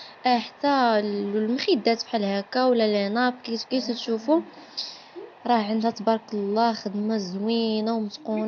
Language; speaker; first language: Arabic; native; Arabic